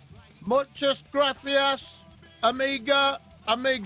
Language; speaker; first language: Spanish; non-native, learner; English